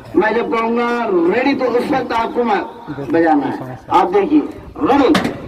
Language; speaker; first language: Urdu; native; Urdu